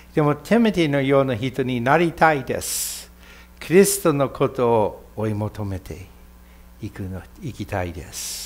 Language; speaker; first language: Japanese; non-native, fluent; English